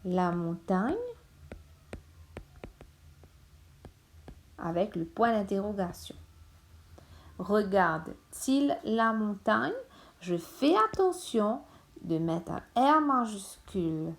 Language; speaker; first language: French; non-native, local second language; Morisyen